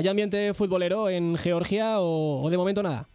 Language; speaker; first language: Spanish; native; Spanish